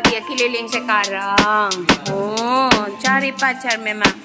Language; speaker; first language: Indonesian; non-native, learner; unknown